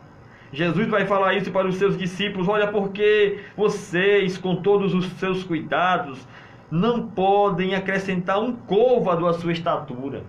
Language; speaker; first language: Portuguese; native; Portuguese